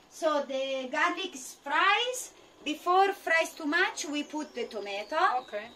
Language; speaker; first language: English; non-native, learner; Italian